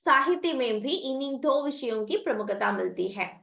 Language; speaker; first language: Hindi; non-native, local second language; Malayalam